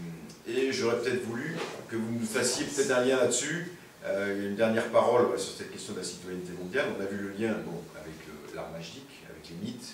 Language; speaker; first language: French; native; French